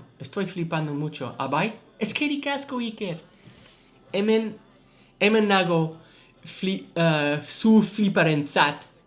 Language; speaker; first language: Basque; non-native, learner; English